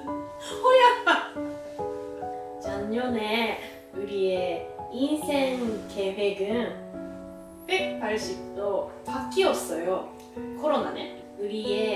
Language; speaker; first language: Korean; non-native, learner; Japanese